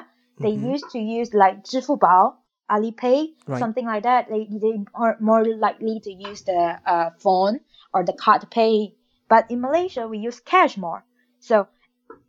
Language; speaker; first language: English; non-native, local second language; Chinese